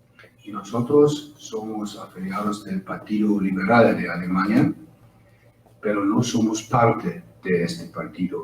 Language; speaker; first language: Spanish; non-native, fluent; German